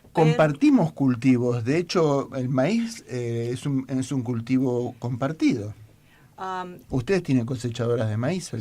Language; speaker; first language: Spanish; native; Spanish